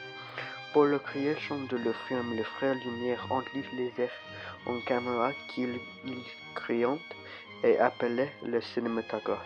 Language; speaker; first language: French; non-native, learner; English